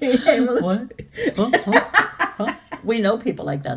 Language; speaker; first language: English; native; English